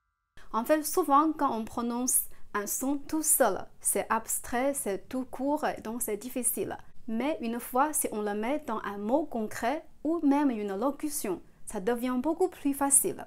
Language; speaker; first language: French; non-native, fluent; Chinese